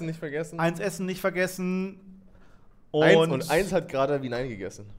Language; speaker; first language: German; native; German